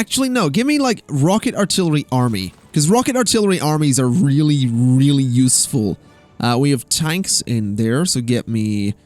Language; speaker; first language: English; native; English